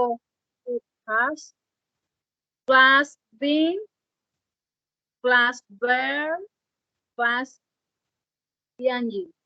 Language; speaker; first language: English; non-native, learner; Spanish